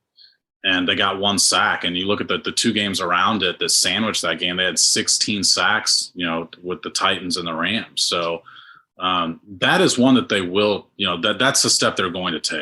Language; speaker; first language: English; native; English